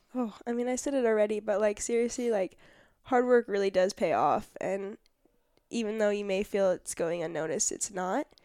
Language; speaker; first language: English; native; English